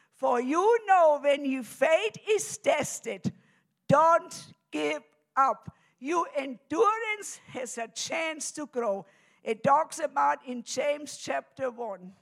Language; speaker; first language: English; non-native, fluent; German